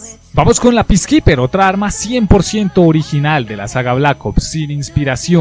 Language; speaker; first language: Spanish; native; Spanish